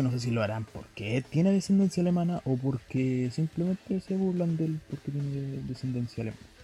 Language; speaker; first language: Spanish; native; Spanish